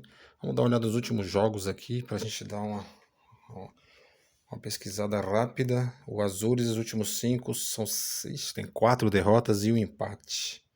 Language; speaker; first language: Portuguese; native; Portuguese